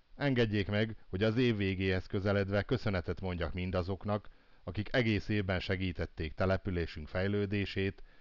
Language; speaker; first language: Hungarian; native; Hungarian